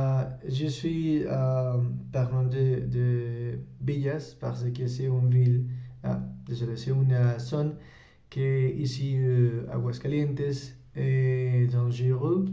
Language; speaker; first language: French; non-native, learner; Spanish